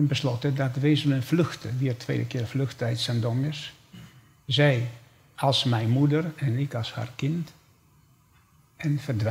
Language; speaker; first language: Dutch; non-native, fluent; Polish